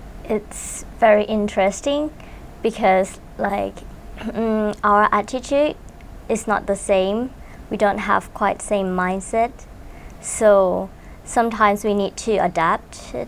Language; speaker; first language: English; non-native, fluent; Thai